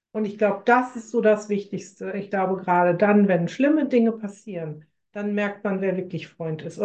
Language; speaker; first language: German; native; German